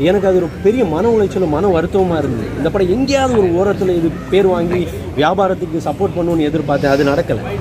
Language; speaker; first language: Tamil; native; Tamil